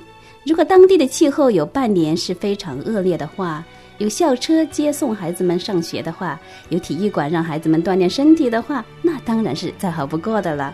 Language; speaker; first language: Chinese; native; Chinese